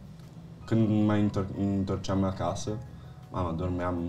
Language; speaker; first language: Romanian; early bilingual, heritage; Italian